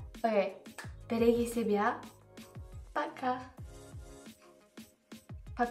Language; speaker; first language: Russian; non-native, learner; French